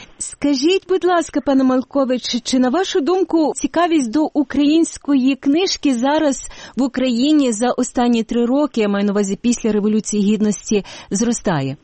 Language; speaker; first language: Ukrainian; native; Ukrainian